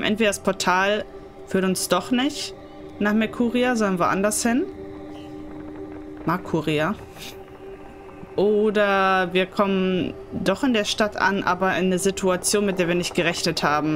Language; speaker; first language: German; native; German